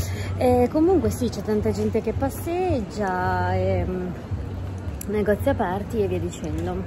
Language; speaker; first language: Italian; native; Italian